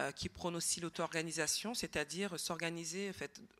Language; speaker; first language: French; native; French